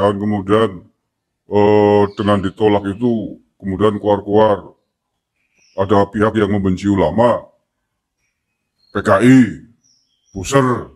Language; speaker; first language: Indonesian; native; Indonesian